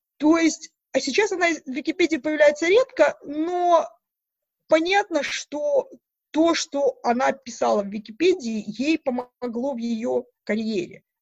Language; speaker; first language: Russian; native; Russian